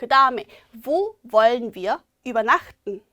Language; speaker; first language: German; non-native, fluent; Korean